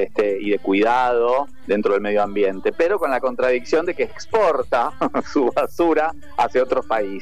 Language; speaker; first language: Spanish; native; Spanish